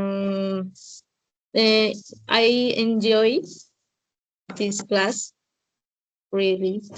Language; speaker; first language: English; non-native, learner; Spanish